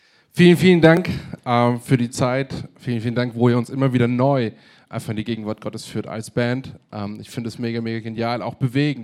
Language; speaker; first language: German; native; German